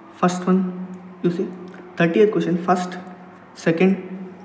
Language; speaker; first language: English; non-native, local second language; Kannada